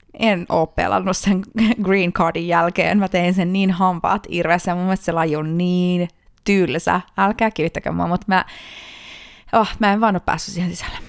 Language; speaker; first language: Finnish; early bilingual, heritage; Finnish